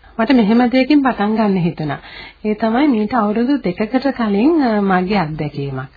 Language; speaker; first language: Sinhala; native; Sinhala